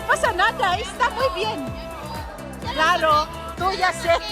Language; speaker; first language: Spanish; non-native, fluent; Filipino